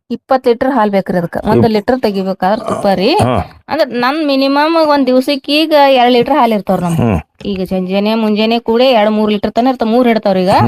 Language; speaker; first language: Kannada; native; Kannada